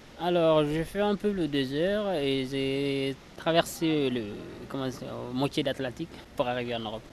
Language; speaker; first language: French; non-native, local second language; Fula